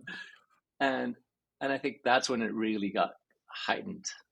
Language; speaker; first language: English; early bilingual, other home language; Spanish